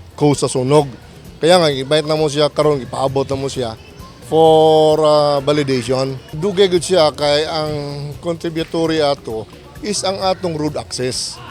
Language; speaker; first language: Cebuano; native; Cebuano